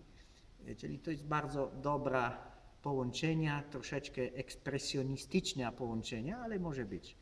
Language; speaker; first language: Polish; non-native, learner; Italian